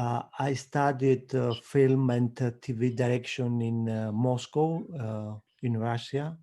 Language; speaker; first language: English; non-native, fluent; Greek